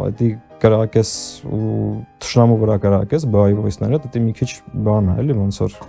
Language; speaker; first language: Armenian; early bilingual, heritage; Armenian